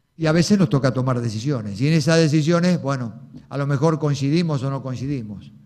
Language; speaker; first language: Spanish; native; Spanish